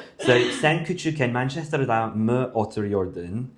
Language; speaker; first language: Turkish; non-native, learner; English